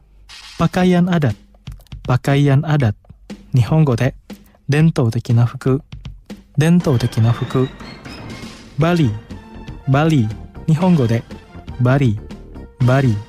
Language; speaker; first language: Japanese; non-native, fluent; Indonesian